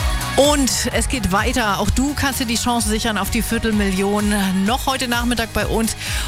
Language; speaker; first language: German; native; German